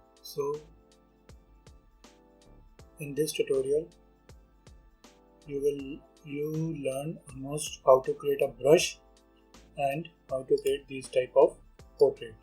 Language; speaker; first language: English; non-native, local second language; Hindi